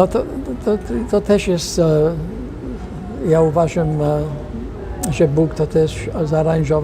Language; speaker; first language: Polish; non-native, fluent; English